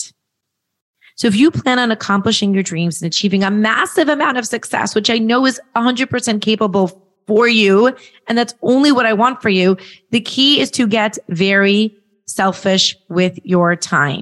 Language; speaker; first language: English; native; English